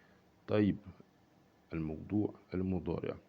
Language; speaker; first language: Arabic; non-native, fluent; French